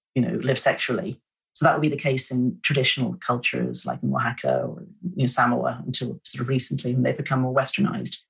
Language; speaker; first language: English; native; English